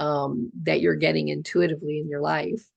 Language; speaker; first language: English; native; English